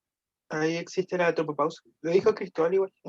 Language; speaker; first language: Spanish; native; Spanish